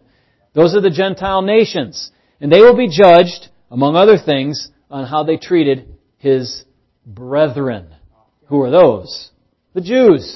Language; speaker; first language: English; native; English